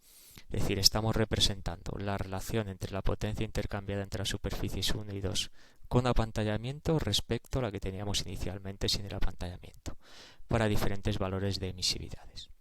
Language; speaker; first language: Spanish; native; Spanish